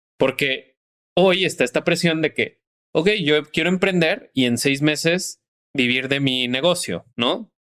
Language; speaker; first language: Spanish; native; Spanish